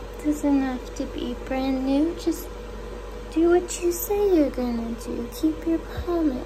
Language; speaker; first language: English; native; English